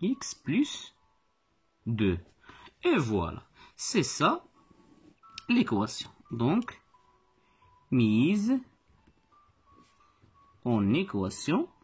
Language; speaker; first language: French; non-native, local second language; Arabic